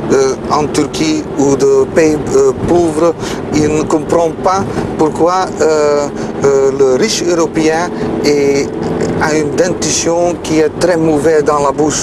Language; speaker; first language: French; non-native, learner; Turkish